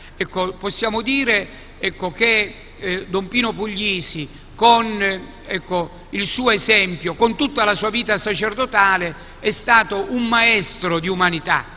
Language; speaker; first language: Italian; native; Italian